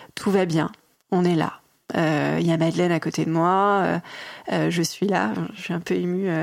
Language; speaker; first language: French; native; French